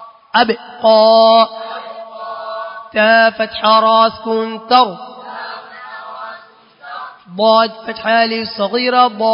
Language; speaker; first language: Arabic; non-native, learner; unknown